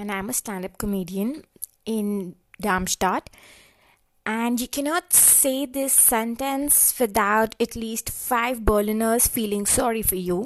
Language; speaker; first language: English; non-native, local second language; Hindi